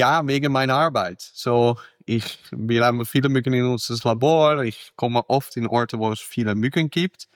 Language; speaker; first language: German; non-native, fluent; Dutch